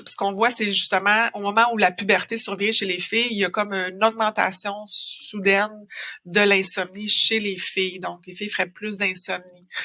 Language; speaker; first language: French; native; French